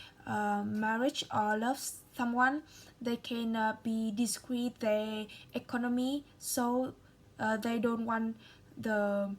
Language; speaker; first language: English; non-native, learner; Vietnamese